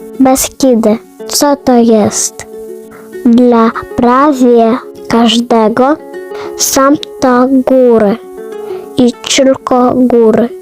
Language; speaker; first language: Polish; early bilingual, other home language; Ukrainian